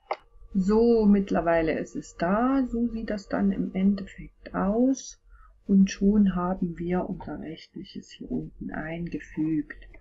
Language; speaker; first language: German; native; German